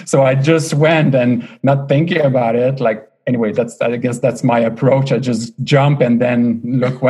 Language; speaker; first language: English; non-native, fluent; French